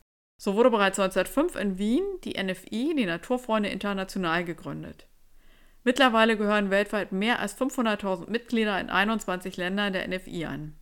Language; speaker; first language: German; native; German